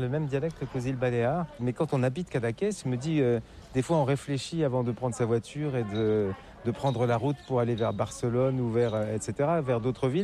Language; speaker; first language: French; native; French